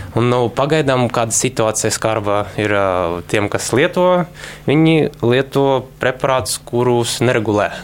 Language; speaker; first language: Latvian; non-native, local second language; Russian